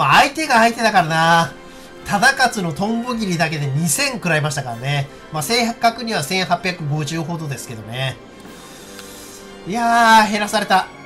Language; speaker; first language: Japanese; native; Japanese